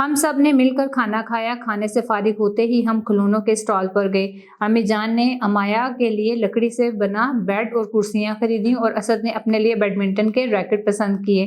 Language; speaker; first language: Urdu; native; Urdu